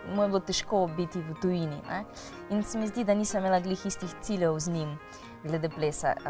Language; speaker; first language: Slovenian; non-native, fluent; Ukrainian